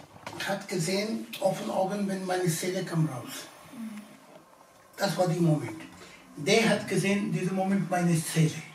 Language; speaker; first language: German; non-native, learner; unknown